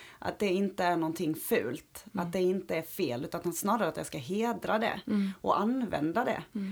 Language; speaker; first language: Swedish; early bilingual, other home language; Romanian